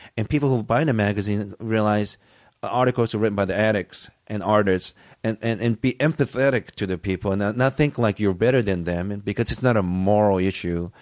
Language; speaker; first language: English; early bilingual, other home language; Japanese